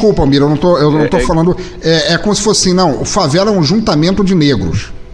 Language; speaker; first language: Portuguese; native; Portuguese